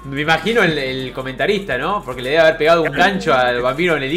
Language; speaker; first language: Spanish; native; Spanish